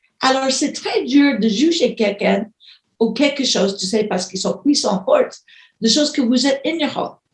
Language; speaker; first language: French; non-native, fluent; English